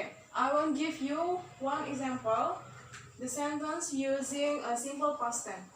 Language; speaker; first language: English; non-native, learner; Indonesian